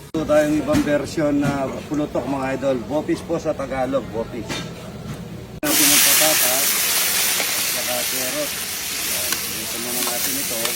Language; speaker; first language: Filipino; native; Filipino